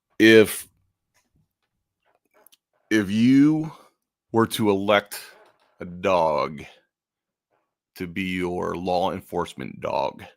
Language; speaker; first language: English; native; English